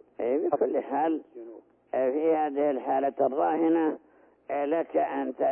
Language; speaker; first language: Arabic; native; Arabic